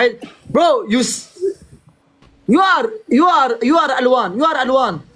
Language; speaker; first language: English; non-native, learner; Arabic